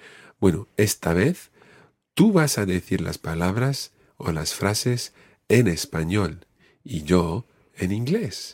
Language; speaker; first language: Spanish; non-native, fluent; English